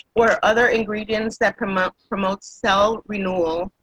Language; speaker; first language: English; non-native, fluent; Spanish